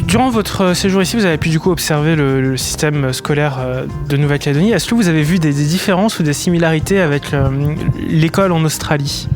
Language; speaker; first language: French; native; French